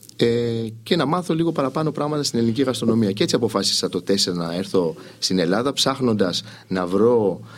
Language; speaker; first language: Greek; early bilingual, heritage; Greek